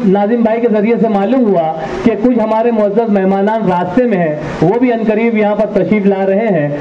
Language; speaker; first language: Hindi; non-native, local second language; Urdu